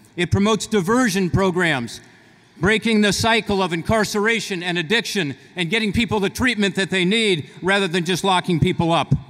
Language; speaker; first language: English; native; English